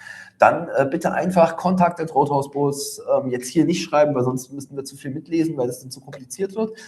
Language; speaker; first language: German; native; German